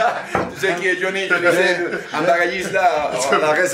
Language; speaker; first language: French; non-native, learner; Spanish